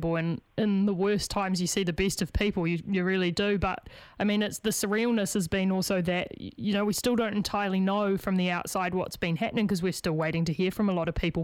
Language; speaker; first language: English; native; English